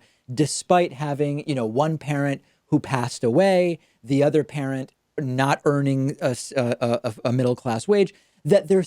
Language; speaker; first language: English; native; English